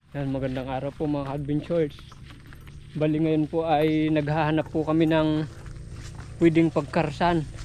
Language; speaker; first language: Filipino; non-native, local second language; Iloko